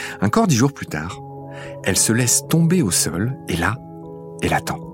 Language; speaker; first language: French; native; French